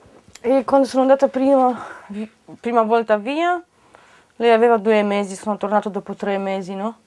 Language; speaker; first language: Italian; non-native, fluent; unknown